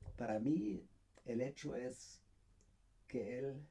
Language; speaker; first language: Spanish; non-native, fluent; German